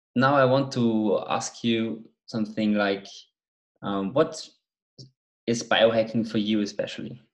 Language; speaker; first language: English; non-native, fluent; German